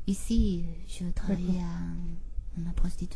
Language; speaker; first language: French; non-native, learner; Spanish